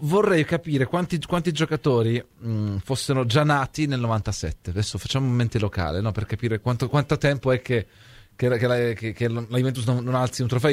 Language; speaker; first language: Italian; native; Italian